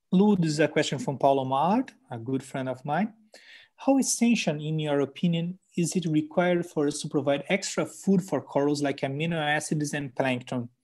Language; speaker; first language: English; non-native, fluent; Portuguese